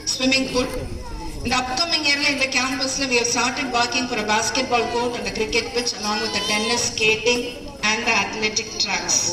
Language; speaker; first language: English; non-native, local second language; Tamil